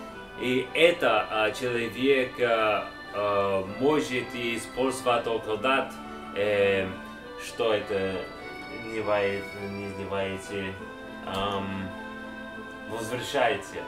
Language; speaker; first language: Russian; non-native, learner; English